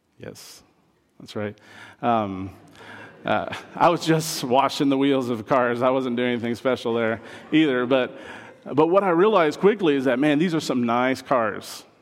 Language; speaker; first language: English; non-native, fluent; French